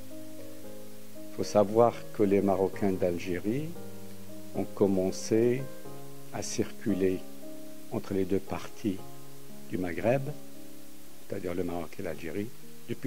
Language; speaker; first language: French; non-native, local second language; Arabic